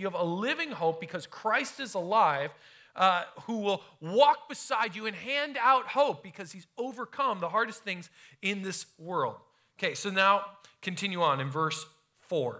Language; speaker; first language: English; native; English